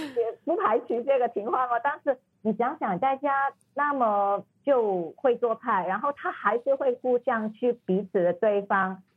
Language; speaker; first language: Chinese; non-native, fluent; Cantonese